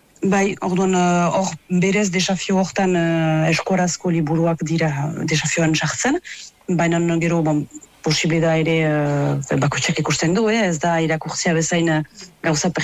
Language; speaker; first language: Basque; native; Basque